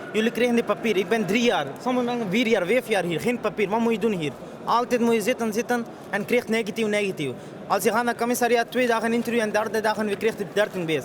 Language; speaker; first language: Dutch; non-native, learner; Persian